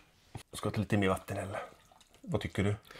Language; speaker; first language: Swedish; native; Swedish